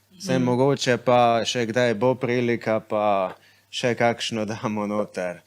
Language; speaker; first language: Slovenian; native; Slovenian